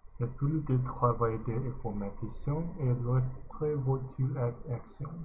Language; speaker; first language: French; non-native, learner; English